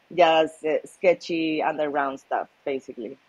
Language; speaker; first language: English; non-native, fluent; Spanish